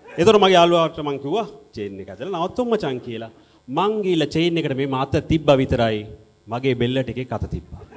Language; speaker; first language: Sinhala; non-native, local second language; Tamil